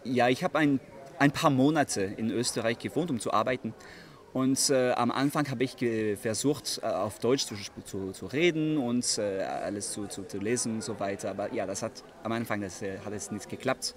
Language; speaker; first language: German; non-native, learner; French